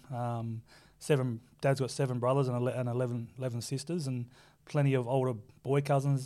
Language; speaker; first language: English; native; English